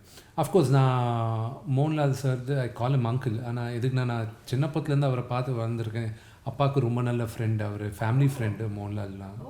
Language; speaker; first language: Tamil; non-native, local second language; Telugu